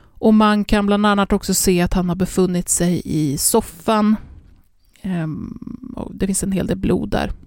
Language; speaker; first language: Swedish; native; Swedish